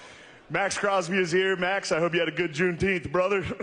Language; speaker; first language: English; native; English